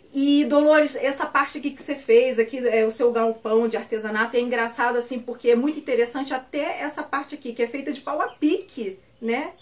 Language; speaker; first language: Portuguese; native; Portuguese